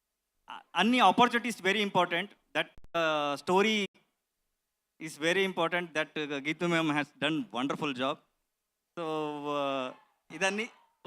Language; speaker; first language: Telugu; non-native, learner; Kannada